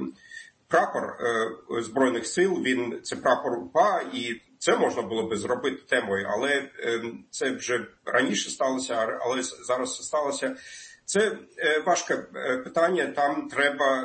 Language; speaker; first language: Ukrainian; non-native, fluent; German